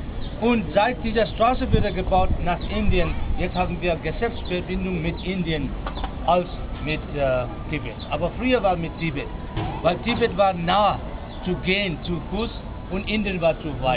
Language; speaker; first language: German; non-native, learner; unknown